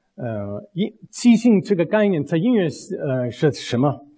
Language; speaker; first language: Chinese; non-native, fluent; German